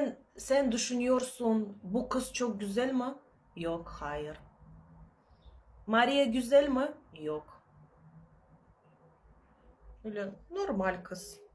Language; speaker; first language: Turkish; non-native, learner; Russian